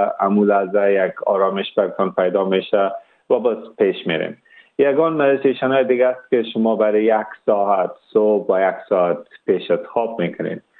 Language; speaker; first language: Persian; early bilingual, heritage; Persian